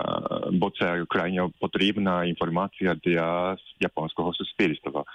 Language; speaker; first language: Ukrainian; non-native, fluent; Japanese